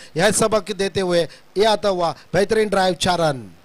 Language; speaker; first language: Hindi; non-native, local second language; Marathi